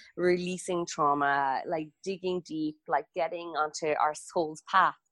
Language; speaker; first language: English; native; English